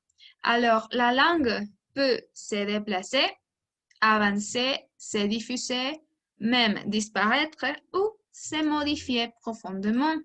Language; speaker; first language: French; non-native, learner; Spanish